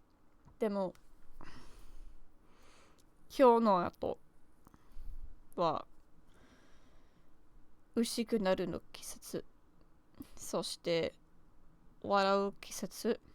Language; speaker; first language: Japanese; non-native, learner; English